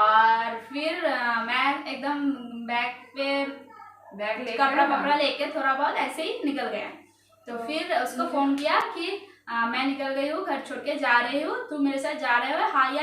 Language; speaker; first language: Hindi; non-native, local second language; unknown